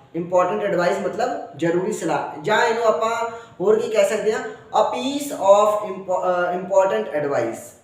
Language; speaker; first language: Hindi; non-native, local second language; Punjabi